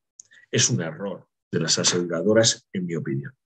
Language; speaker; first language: Spanish; native; Spanish